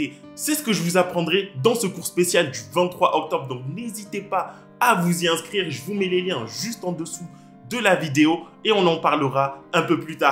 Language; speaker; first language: French; native; French